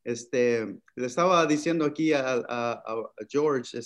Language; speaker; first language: Spanish; early bilingual, other home language; English